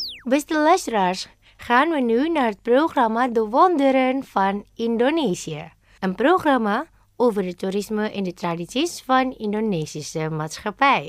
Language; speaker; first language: Dutch; non-native, fluent; Indonesian